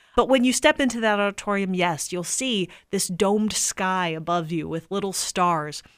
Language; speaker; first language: English; native; English